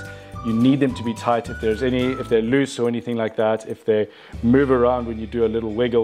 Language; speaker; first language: English; native; English